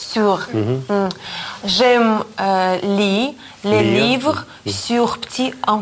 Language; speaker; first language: French; non-native, learner; Russian